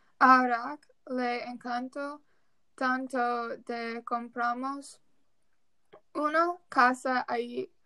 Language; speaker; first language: Spanish; non-native, learner; English